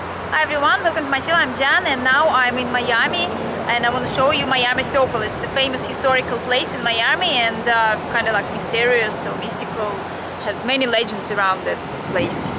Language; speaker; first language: English; non-native, fluent; Russian